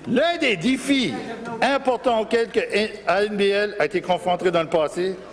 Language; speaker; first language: French; non-native, local second language; English